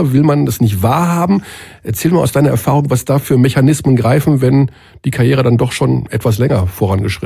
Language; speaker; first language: German; native; German